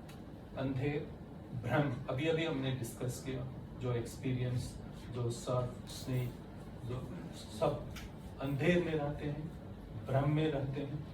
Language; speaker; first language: Hindi; non-native, local second language; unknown